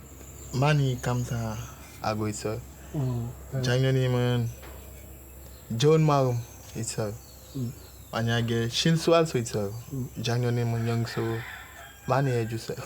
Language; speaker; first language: Korean; non-native, learner; Haitian Creole